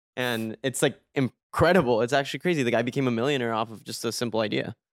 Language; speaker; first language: English; early bilingual, other home language; Spanish